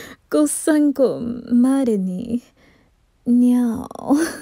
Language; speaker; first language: Japanese; non-native, learner; English